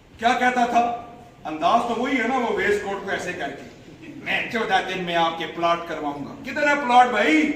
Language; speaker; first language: Urdu; non-native, local second language; Punjabi